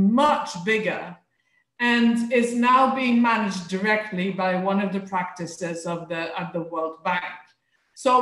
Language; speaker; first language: English; non-native, fluent; French